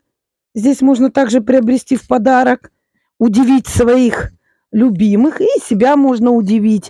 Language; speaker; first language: Russian; native; Russian